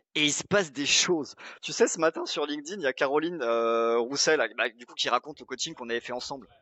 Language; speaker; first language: French; native; French